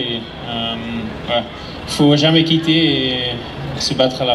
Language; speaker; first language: French; non-native, fluent; Dutch